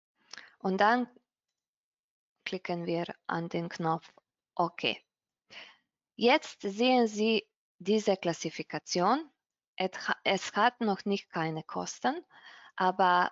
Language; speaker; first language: German; non-native, fluent; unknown